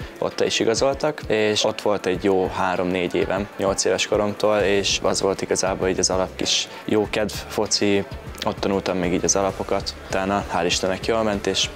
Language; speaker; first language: Hungarian; native; Hungarian